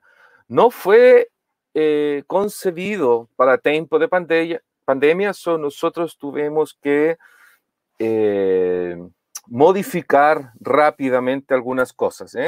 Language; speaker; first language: Portuguese; non-native, learner; Spanish